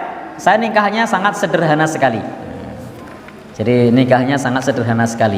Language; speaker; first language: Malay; non-native, local second language; Javanese